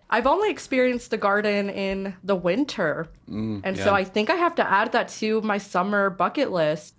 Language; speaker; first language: English; native; English